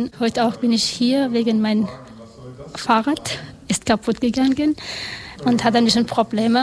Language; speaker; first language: German; non-native, learner; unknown